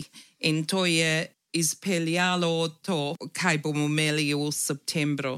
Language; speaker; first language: Slovenian; early bilingual, heritage; English